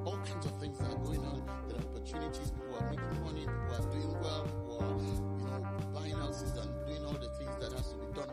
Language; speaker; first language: English; non-native, local second language; Yoruba